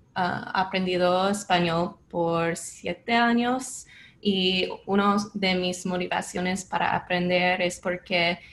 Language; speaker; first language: Spanish; non-native, learner; English